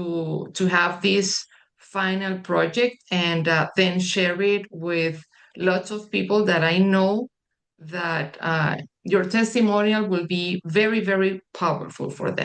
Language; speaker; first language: English; non-native, fluent; Spanish